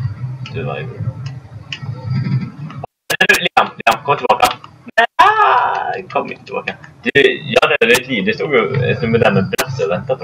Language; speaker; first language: Swedish; native; Swedish